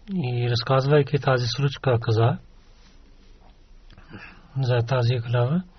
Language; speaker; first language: Bulgarian; non-native, learner; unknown